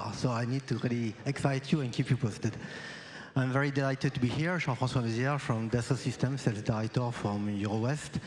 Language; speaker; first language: English; non-native, fluent; French